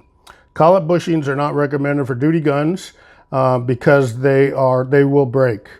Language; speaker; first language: English; native; English